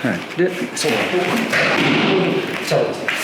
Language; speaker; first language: Japanese; native; Japanese